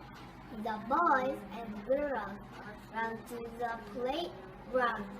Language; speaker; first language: English; non-native, learner; Japanese